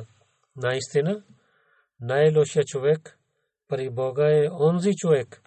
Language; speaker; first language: Bulgarian; non-native, learner; Urdu